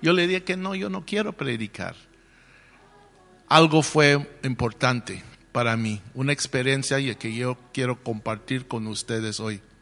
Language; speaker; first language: Spanish; non-native, fluent; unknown